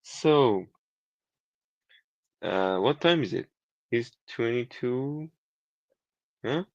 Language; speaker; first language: English; non-native, learner; Persian